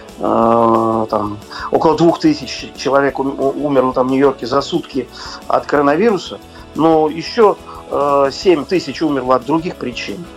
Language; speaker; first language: Russian; native; Russian